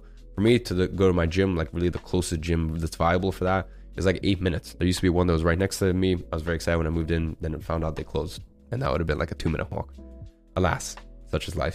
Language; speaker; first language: English; native; English